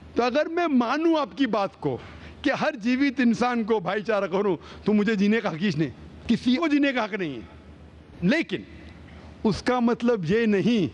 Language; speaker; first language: Hindi; non-native, local second language; Konkani